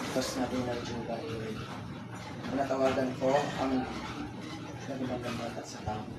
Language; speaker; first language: Filipino; non-native, local second language; Cebuano